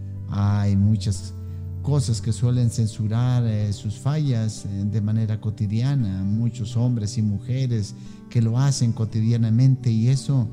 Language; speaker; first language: Spanish; native; Spanish